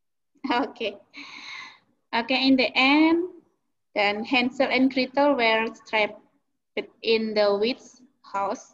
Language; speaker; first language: English; non-native, learner; Indonesian